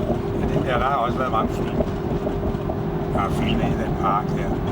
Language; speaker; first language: Danish; native; Danish